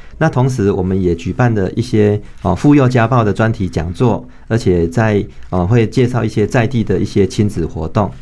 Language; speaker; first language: Chinese; native; Chinese